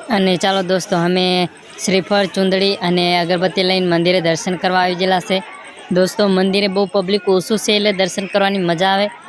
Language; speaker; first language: Gujarati; non-native, local second language; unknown